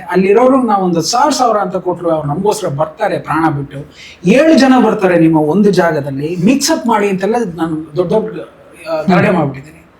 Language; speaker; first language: Kannada; native; Kannada